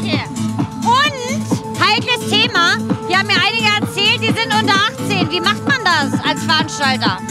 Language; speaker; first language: German; native; German